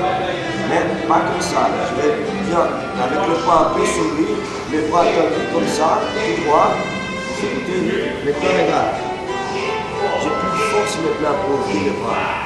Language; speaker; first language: French; non-native, learner; Portuguese